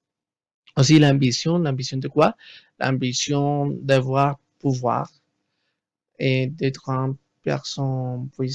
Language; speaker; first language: French; non-native, learner; Spanish